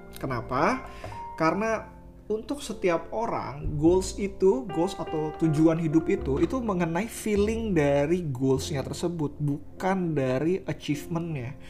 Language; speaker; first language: Indonesian; native; Indonesian